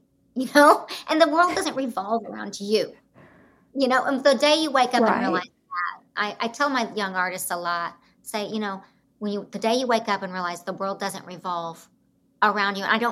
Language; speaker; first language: English; native; English